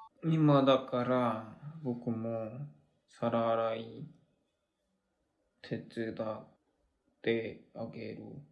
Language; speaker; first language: Japanese; non-native, learner; Korean